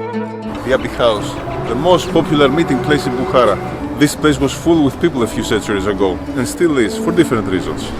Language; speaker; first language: English; non-native, fluent; Greek